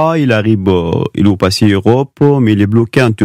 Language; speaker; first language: French; non-native, learner; Pashto